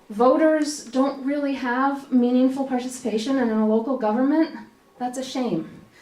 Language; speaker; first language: English; native; English